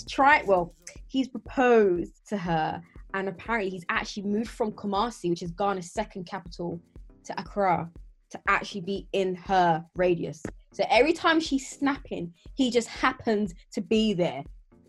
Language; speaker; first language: English; native; English